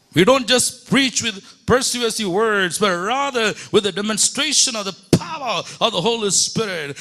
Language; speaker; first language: English; non-native, local second language; Tamil